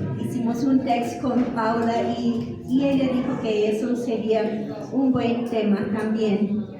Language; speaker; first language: Spanish; non-native, fluent; English